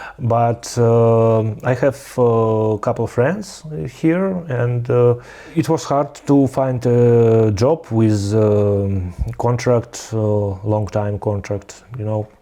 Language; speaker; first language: English; non-native, learner; Russian